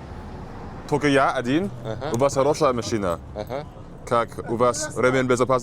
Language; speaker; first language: Russian; non-native, learner; English